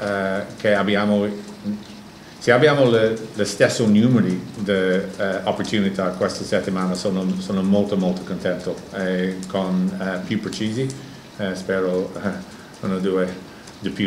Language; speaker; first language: Italian; non-native, learner; English